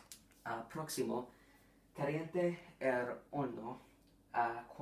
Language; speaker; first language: Spanish; non-native, learner; English